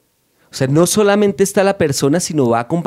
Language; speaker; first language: Spanish; native; Spanish